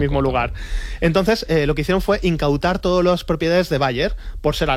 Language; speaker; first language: Spanish; native; Spanish